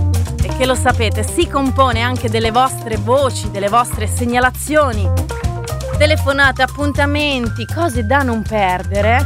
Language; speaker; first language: Italian; native; Italian